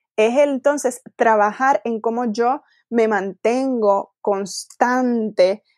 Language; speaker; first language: Spanish; native; Spanish